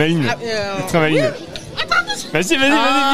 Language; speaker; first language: French; native; French